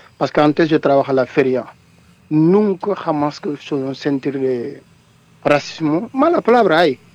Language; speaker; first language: Spanish; non-native, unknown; Wolof